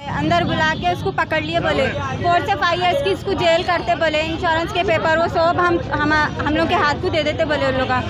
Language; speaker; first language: Hindi; non-native, local second language; Urdu